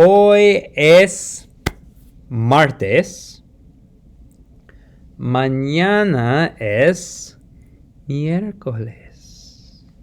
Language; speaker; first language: Spanish; non-native, fluent; English